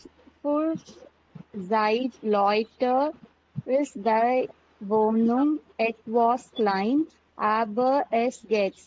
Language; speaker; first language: German; non-native, learner; Tamil